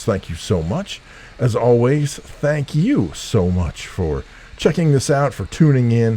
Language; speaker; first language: English; native; English